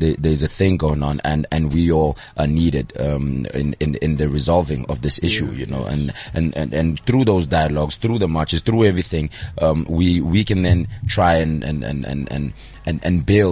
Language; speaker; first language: English; non-native, local second language; Zulu